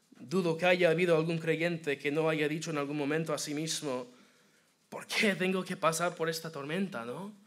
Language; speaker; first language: Spanish; non-native, fluent; English